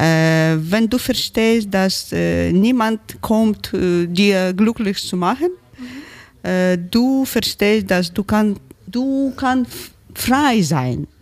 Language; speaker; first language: German; non-native, learner; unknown